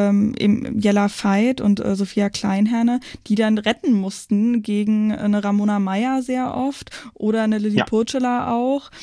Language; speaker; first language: German; native; German